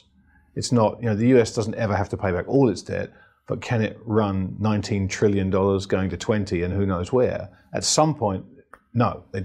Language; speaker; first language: English; native; English